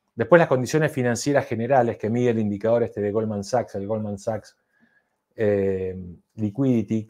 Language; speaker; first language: Spanish; native; Spanish